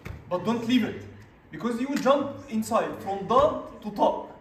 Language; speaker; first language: English; non-native, fluent; Arabic